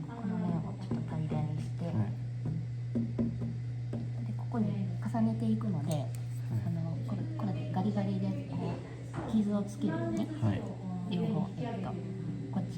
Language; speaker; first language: Japanese; native; Japanese